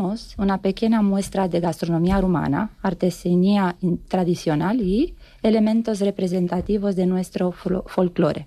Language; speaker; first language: Spanish; non-native, fluent; Romanian